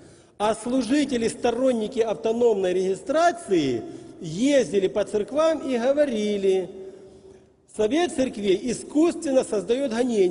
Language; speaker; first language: Russian; native; Russian